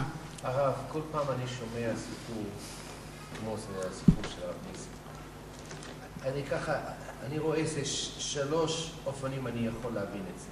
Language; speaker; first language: Hebrew; non-native, fluent; English